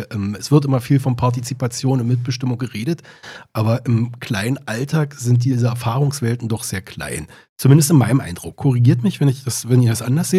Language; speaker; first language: German; native; German